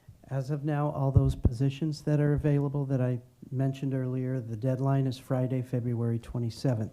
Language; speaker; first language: English; native; English